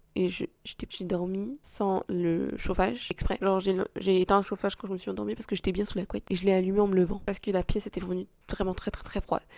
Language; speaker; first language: French; native; French